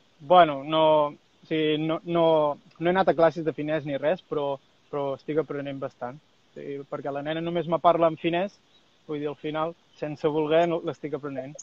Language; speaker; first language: Catalan; native; Catalan